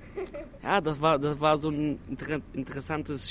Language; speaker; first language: German; non-native, local second language; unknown